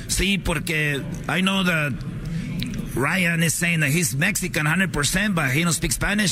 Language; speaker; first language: English; non-native, fluent; Spanish